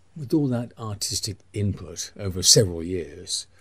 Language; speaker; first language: English; native; English